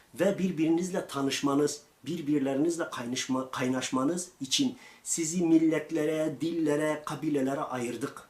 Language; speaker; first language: Turkish; non-native, local second language; Kurdish